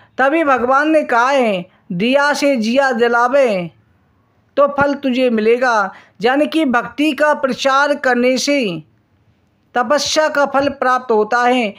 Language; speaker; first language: Hindi; native; Hindi